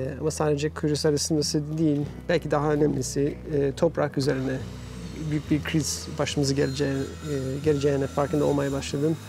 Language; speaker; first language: Turkish; non-native, fluent; English